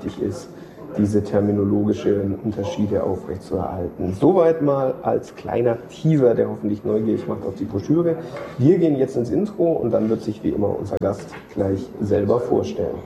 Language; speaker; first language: German; native; German